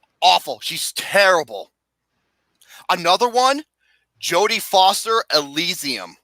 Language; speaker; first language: English; native; English